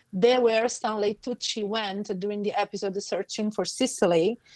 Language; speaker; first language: English; non-native, fluent; Sicilian